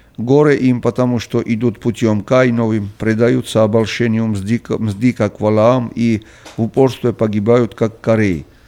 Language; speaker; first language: Russian; non-native, local second language; Georgian